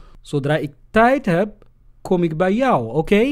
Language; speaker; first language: Dutch; non-native, fluent; Somali